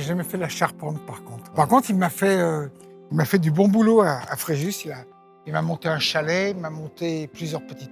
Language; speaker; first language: French; native; French